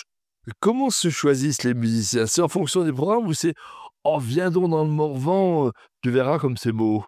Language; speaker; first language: French; native; French